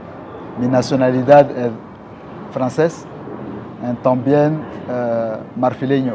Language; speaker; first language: Spanish; non-native, learner; French